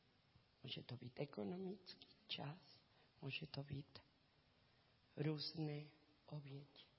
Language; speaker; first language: Czech; non-native, learner; Spanish